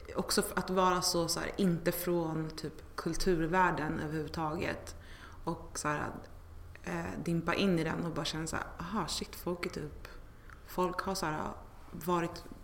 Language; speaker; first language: Swedish; native; Swedish